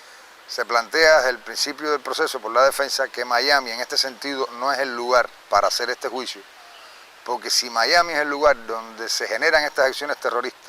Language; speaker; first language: Spanish; native; Spanish